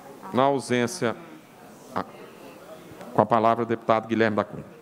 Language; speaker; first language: Portuguese; native; Portuguese